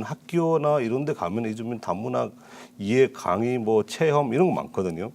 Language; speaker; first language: Korean; non-native, fluent; Nepali